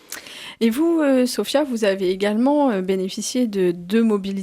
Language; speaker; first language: French; native; French